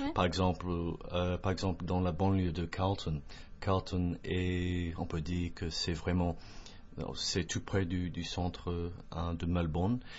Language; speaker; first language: French; non-native, fluent; English